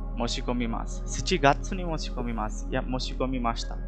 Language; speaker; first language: Japanese; non-native, fluent; Hindi